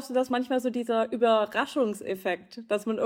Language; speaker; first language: German; native; German